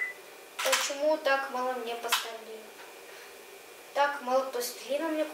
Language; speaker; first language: Russian; early bilingual, heritage; Russian